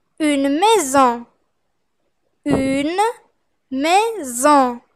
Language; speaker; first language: French; non-native, fluent; Arabic